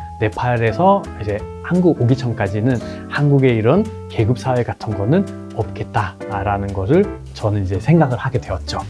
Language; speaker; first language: Korean; non-native, fluent; Nepali